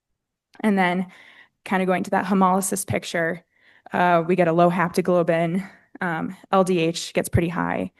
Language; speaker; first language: English; native; English